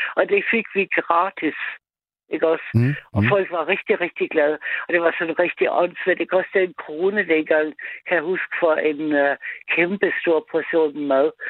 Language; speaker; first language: Danish; non-native, fluent; German